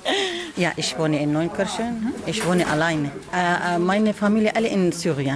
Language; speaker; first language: German; non-native, learner; Arabic